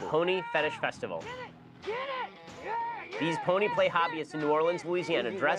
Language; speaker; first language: English; native; English